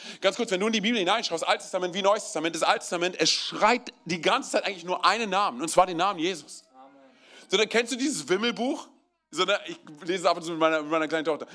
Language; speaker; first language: German; early bilingual, other home language; Romanian